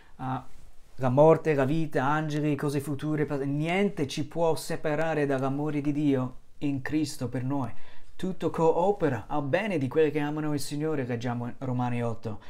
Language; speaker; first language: Italian; non-native, fluent; English